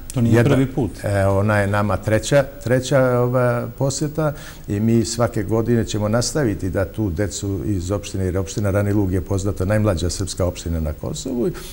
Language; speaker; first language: Bosnian; non-native, local second language; Albanian